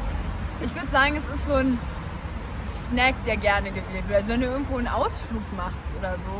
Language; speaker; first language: German; native; German